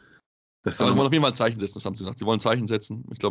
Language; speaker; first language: German; native; German